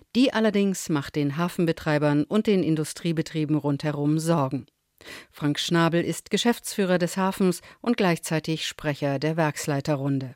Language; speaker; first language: German; native; German